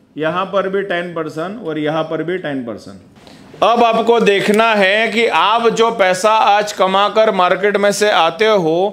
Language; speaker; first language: Hindi; non-native, local second language; Gujarati